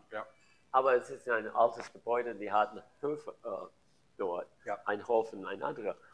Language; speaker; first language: German; non-native, learner; English